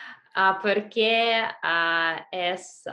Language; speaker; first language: Spanish; non-native, learner; Russian